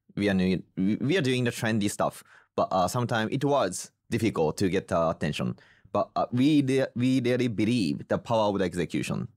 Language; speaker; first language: English; non-native, fluent; Japanese